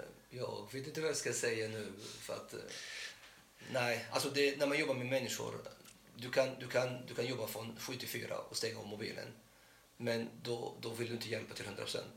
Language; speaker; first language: Swedish; non-native, fluent; Arabic